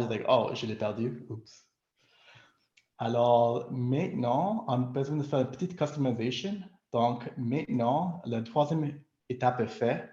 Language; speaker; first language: French; non-native, local second language; English